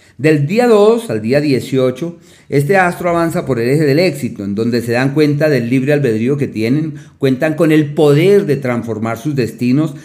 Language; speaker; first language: Spanish; native; Spanish